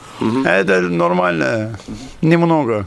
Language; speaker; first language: Russian; non-native, learner; Turkish